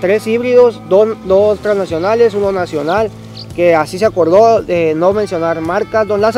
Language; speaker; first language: Spanish; native; Spanish